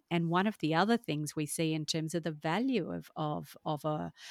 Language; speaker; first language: English; native; English